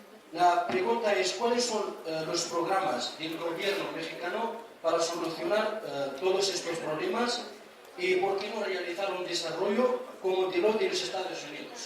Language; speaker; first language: Spanish; non-native, fluent; Arabic